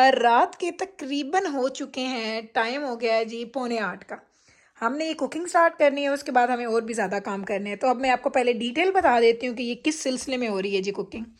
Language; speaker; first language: Urdu; native; Urdu